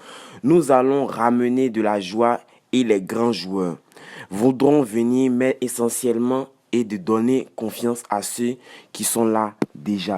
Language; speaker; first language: French; native; French